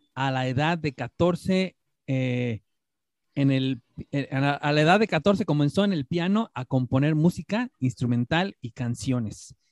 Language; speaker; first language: Spanish; native; Spanish